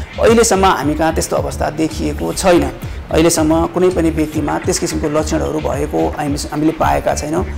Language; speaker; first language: Nepali; native; Nepali